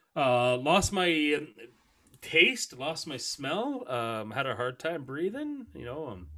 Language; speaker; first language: English; native; English